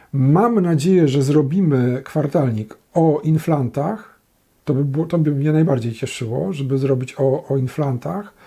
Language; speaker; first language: Polish; native; Polish